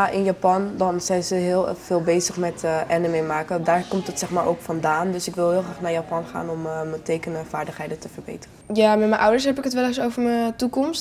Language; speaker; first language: Dutch; native; Dutch